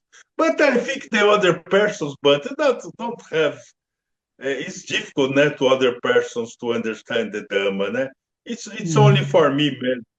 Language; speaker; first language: English; non-native, learner; Portuguese